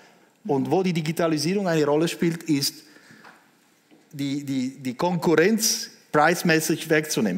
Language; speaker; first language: German; non-native, local second language; Italian